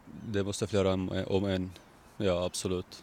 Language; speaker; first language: Swedish; non-native, learner; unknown